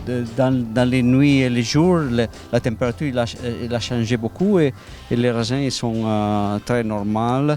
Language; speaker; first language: French; non-native, learner; Italian